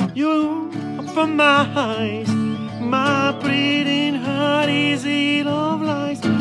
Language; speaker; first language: English; non-native, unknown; French